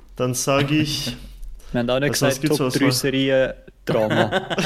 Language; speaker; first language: German; early bilingual, other home language; Turkish